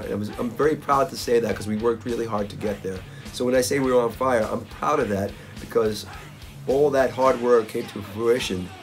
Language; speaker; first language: English; native; English